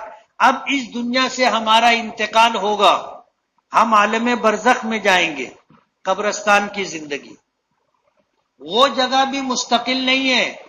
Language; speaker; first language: Urdu; native; Urdu